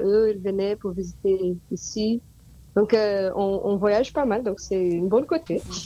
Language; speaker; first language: French; non-native, fluent; Portuguese